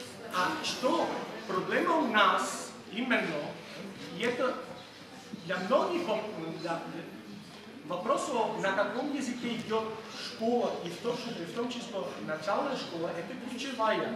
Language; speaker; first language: Russian; non-native, fluent; Catalan